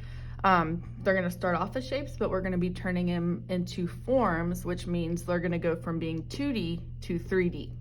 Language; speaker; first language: English; native; English